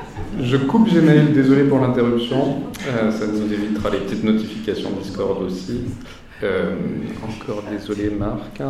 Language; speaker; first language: French; native; French